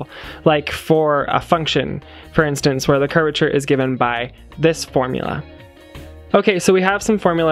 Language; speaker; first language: English; native; English